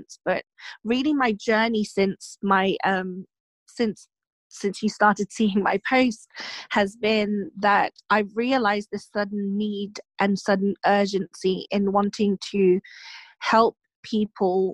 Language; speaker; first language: English; native; English